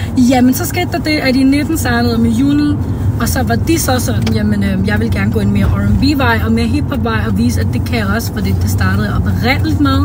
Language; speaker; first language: Danish; native; Danish